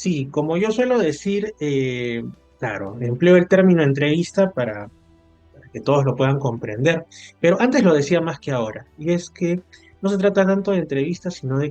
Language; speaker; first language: Spanish; native; Spanish